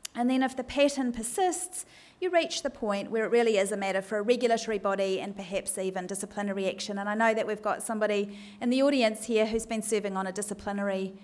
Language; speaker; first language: English; native; English